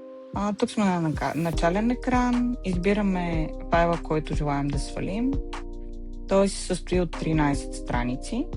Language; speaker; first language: Bulgarian; native; Bulgarian